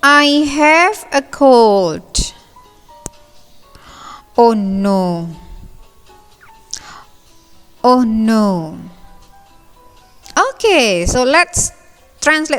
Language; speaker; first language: English; non-native, fluent; Indonesian